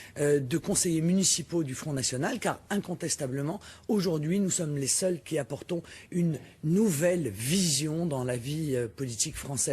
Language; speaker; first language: French; native; French